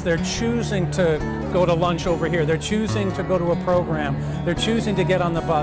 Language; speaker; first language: English; native; English